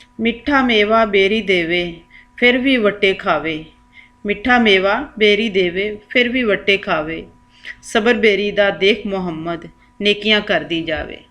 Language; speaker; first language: Urdu; non-native, local second language; Punjabi